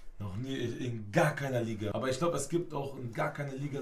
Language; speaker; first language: German; early bilingual, other home language; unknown